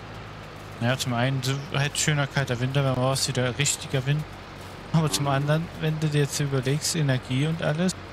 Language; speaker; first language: German; native; German